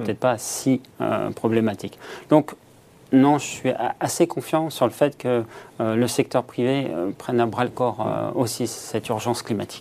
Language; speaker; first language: French; native; French